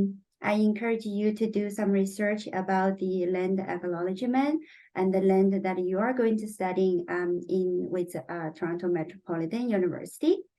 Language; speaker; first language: English; non-native, fluent; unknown